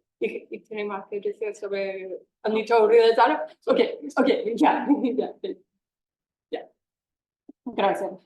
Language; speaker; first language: Spanish; non-native, fluent; English